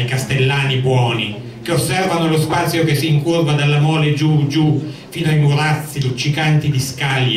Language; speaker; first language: Italian; native; Italian